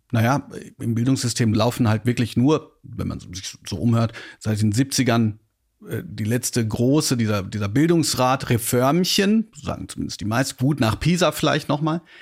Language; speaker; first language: German; native; German